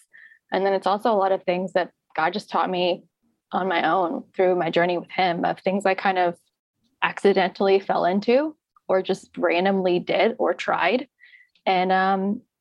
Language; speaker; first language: English; native; English